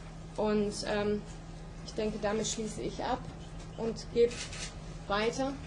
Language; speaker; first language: German; native; German